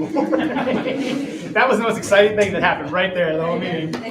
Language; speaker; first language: English; native; English